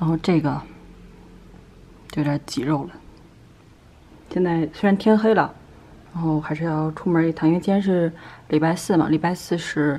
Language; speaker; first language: Chinese; native; Chinese